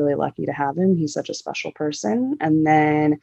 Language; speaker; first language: English; native; English